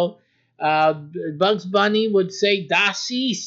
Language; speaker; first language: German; non-native, learner; English